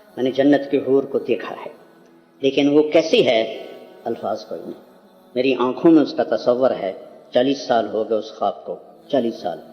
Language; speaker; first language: Urdu; non-native, local second language; Punjabi